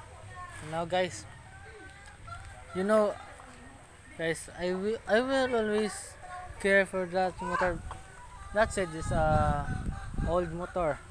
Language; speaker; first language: English; non-native, learner; Filipino